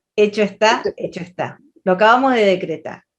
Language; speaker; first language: Spanish; native; Spanish